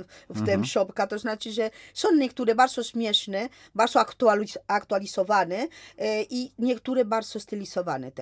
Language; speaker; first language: Polish; non-native, fluent; Spanish